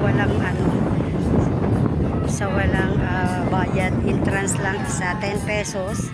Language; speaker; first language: Filipino; native; Filipino